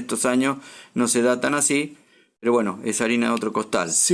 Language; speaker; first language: Spanish; native; Spanish